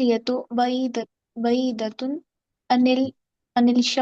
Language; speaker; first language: Arabic; non-native, learner; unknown